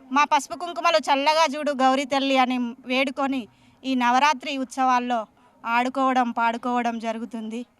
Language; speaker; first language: Telugu; native; Telugu